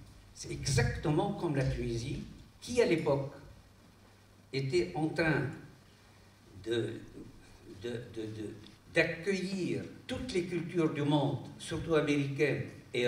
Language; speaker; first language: French; non-native, local second language; Arabic